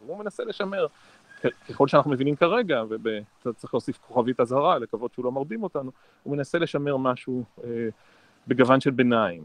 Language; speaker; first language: Hebrew; native; Hebrew